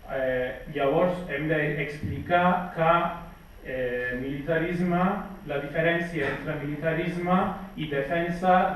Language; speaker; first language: Catalan; non-native, fluent; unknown